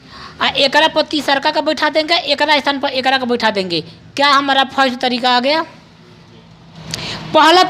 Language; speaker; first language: Hindi; non-native, local second language; Bhojpuri